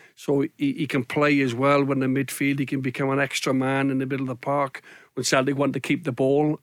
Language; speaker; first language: English; native; English